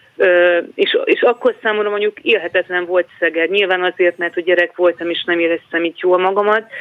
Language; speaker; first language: Hungarian; native; Hungarian